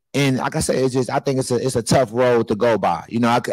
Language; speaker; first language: English; native; English